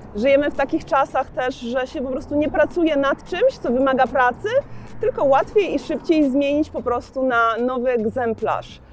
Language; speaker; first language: Polish; native; Polish